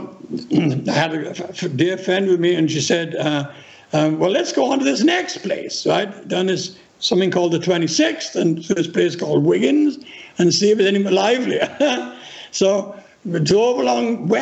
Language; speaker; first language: English; native; English